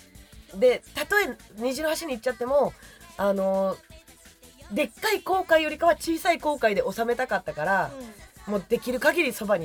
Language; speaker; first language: Japanese; native; Japanese